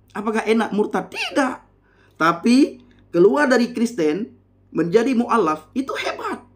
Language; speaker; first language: Indonesian; non-native, local second language; Achinese